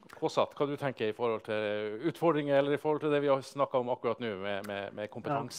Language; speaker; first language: Norwegian; native; Norwegian